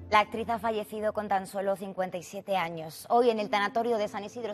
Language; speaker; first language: Spanish; native; Spanish